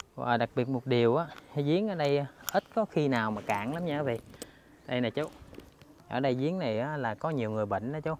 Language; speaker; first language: Vietnamese; native; Vietnamese